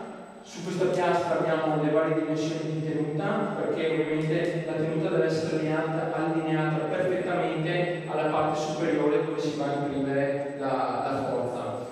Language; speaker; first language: Italian; native; Italian